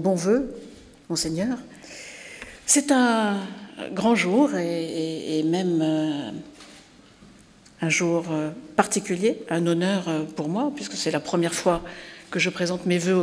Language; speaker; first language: French; native; French